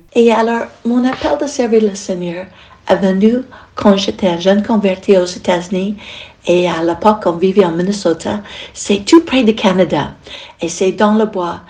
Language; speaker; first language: French; non-native, fluent; English